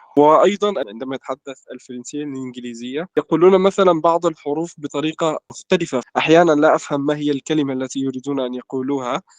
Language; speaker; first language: Arabic; native; Arabic